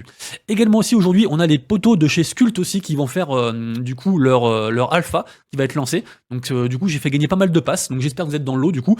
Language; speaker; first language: French; native; French